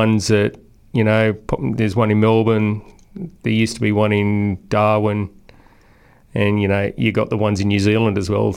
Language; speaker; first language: English; native; English